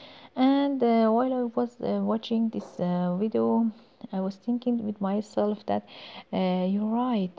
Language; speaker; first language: English; non-native, learner; Persian